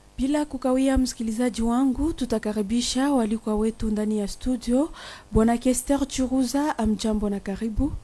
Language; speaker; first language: Swahili; native; Swahili